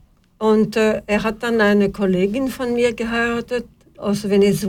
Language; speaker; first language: German; non-native, fluent; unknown